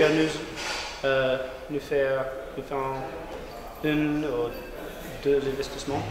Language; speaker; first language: French; non-native, learner; English